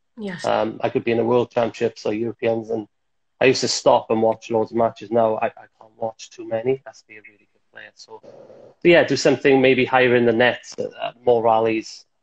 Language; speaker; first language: English; native; English